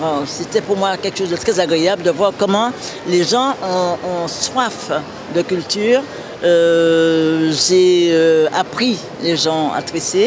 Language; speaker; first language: French; native; French